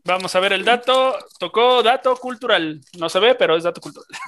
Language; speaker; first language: Spanish; native; Spanish